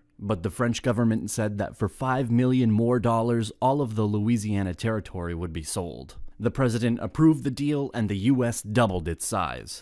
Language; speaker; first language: English; non-native, fluent; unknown